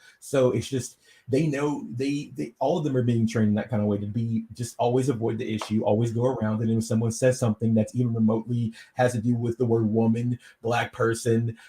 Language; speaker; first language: English; native; English